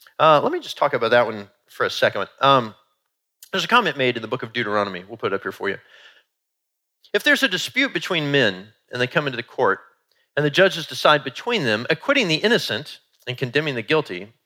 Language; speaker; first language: English; native; English